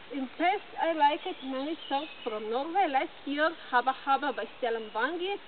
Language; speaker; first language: English; non-native, learner; Slovenian